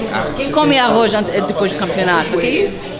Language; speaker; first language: Portuguese; non-native, fluent; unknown